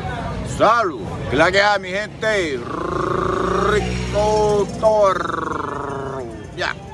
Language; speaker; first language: Spanish; non-native, learner; English